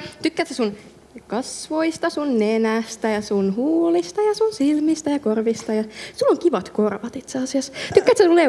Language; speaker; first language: Finnish; native; Finnish